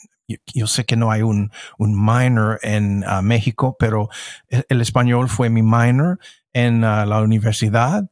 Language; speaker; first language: Spanish; non-native, fluent; English